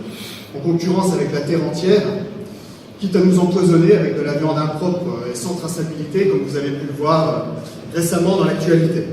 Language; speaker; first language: French; native; French